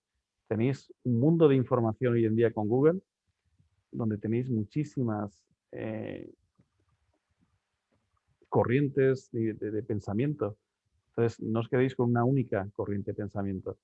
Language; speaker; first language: Spanish; native; Spanish